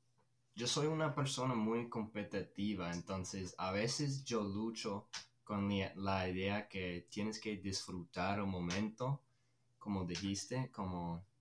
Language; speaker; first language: Spanish; non-native, fluent; English